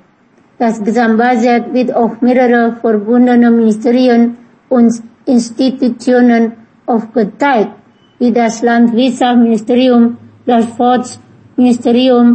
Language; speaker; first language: German; non-native, fluent; Indonesian